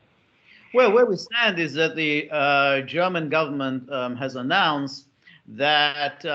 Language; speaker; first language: English; native; English